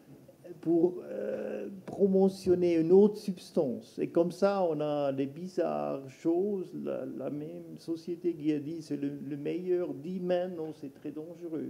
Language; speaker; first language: French; non-native, local second language; German